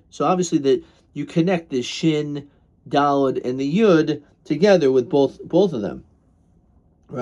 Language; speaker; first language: English; native; English